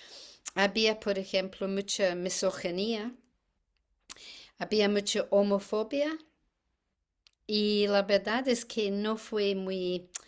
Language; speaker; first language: Spanish; non-native, fluent; English